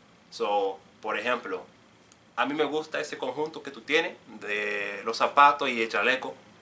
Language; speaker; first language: Spanish; non-native, fluent; English